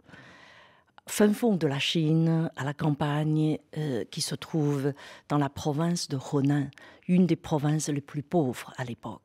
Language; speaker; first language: French; non-native, fluent; Chinese